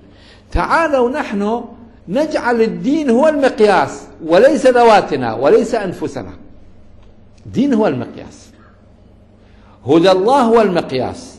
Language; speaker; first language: Arabic; native; Arabic